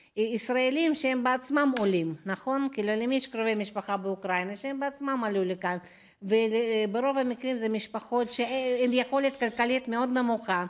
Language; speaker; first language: Hebrew; non-native, fluent; Russian